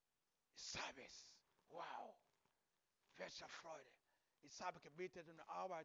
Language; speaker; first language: German; non-native, learner; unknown